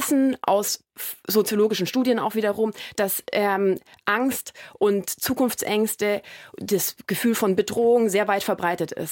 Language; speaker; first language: German; native; German